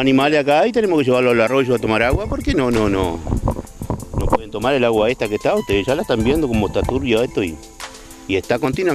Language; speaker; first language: Spanish; native; Spanish